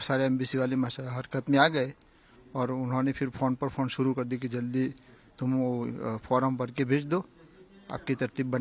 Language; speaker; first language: Hindi; native; Hindi